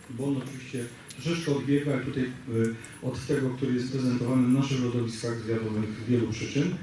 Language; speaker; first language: Polish; native; Polish